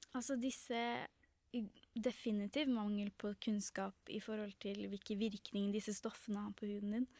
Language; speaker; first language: Norwegian; early bilingual, other home language; Tamil